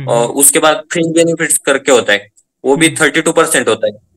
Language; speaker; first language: Hindi; non-native, local second language; Marathi